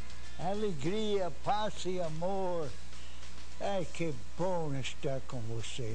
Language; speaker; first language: Portuguese; non-native, fluent; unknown